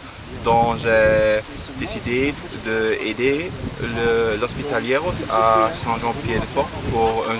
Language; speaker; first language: French; non-native, learner; Italian